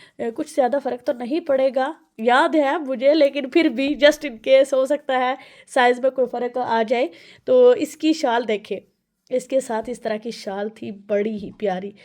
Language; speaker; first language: Urdu; non-native, local second language; Punjabi